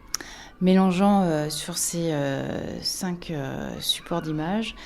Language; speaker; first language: French; native; French